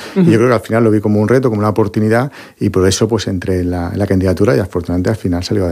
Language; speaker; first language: Spanish; native; Spanish